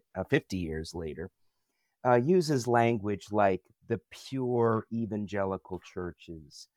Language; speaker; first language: English; native; English